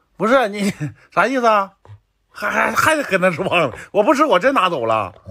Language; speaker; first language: Chinese; native; Chinese